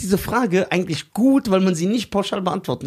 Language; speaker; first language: German; early bilingual, other home language; Persian